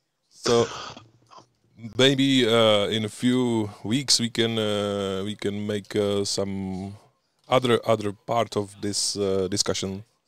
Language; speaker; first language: English; non-native, learner; Czech